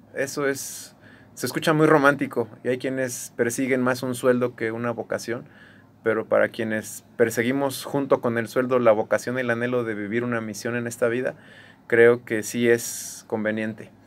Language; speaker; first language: Spanish; native; Spanish